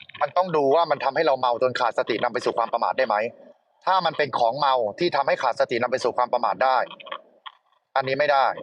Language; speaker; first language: Thai; native; Thai